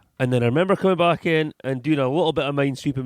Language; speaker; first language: English; native; English